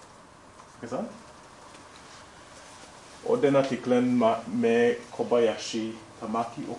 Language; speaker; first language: Norwegian; non-native, fluent; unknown